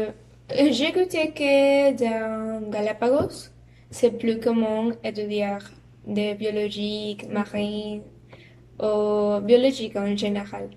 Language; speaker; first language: French; non-native, learner; Spanish